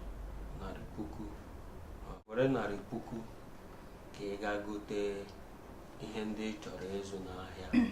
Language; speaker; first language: Igbo; native; Igbo